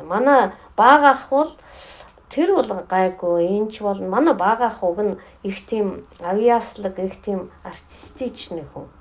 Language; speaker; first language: Mongolian; non-native, fluent; Russian